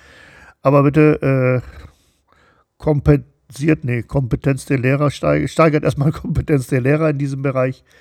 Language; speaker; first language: German; native; German